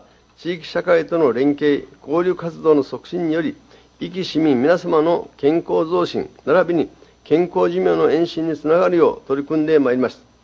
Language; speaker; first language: Japanese; native; Japanese